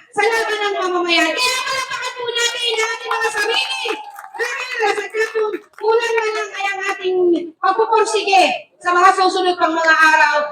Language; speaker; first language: Filipino; native; Filipino